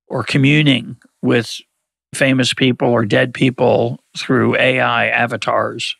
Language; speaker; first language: English; native; English